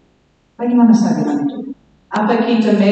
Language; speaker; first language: Indonesian; non-native, learner; English